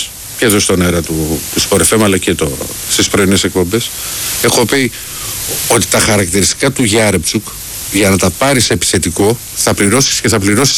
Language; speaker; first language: Greek; native; Greek